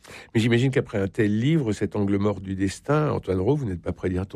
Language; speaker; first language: French; native; French